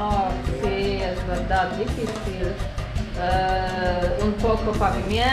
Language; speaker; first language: Spanish; non-native, learner; Polish